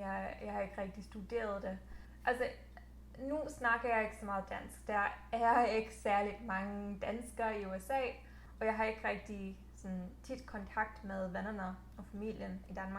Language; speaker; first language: Danish; non-native, fluent; English